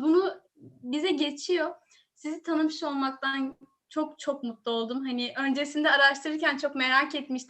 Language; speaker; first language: Turkish; native; Turkish